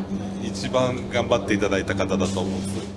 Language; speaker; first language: Japanese; native; Japanese